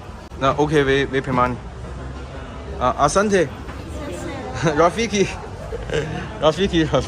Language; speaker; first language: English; non-native, learner; Chinese